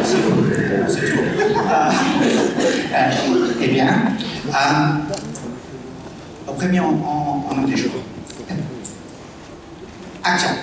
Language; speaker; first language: French; non-native, learner; English